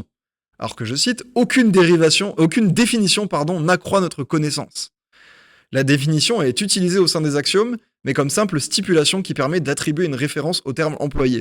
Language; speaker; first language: French; native; French